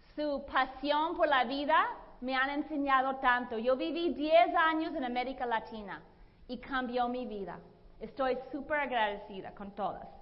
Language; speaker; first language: Spanish; non-native, fluent; English